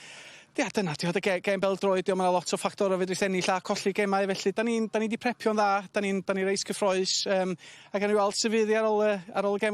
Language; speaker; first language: Welsh; native; Welsh